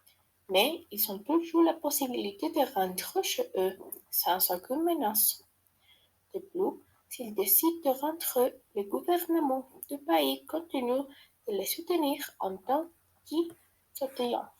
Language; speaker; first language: French; non-native, learner; Spanish